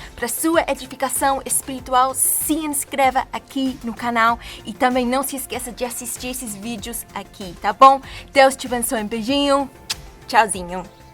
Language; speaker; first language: Portuguese; non-native, fluent; English